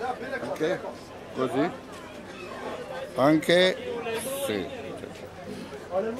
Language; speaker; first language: Italian; non-native, learner; Albanian